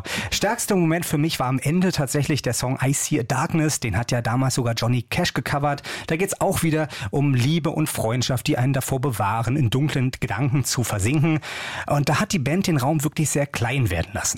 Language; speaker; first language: German; native; German